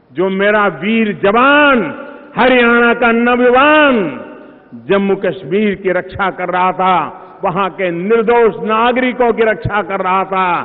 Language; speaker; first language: Hindi; non-native, local second language; Gujarati